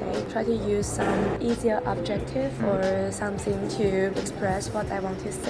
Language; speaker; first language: English; non-native, fluent; Chinese